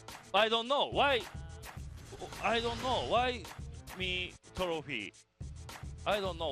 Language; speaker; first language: English; non-native, learner; Japanese